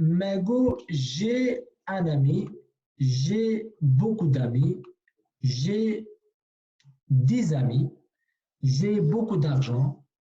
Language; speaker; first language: French; non-native, fluent; Kurdish